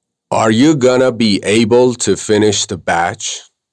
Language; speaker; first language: English; non-native, fluent; Persian